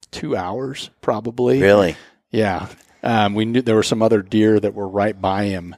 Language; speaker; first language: English; native; English